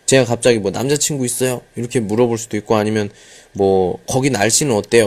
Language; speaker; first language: Korean; native; Korean